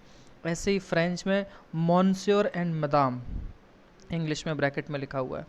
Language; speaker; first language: Hindi; native; Hindi